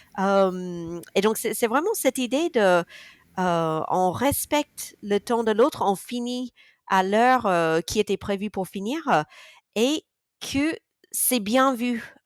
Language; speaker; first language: French; non-native, fluent; English